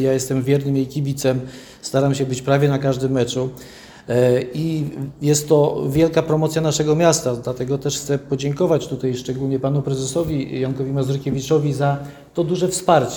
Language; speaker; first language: Polish; native; Polish